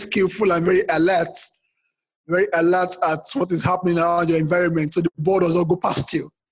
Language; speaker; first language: English; non-native, local second language; Yoruba